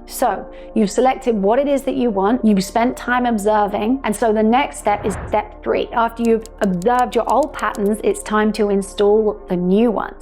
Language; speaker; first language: English; native; English